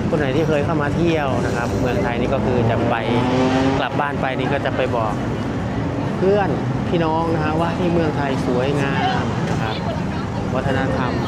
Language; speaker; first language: Thai; native; Thai